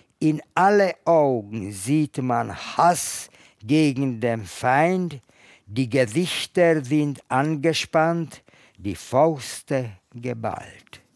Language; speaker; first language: German; non-native, fluent; Hungarian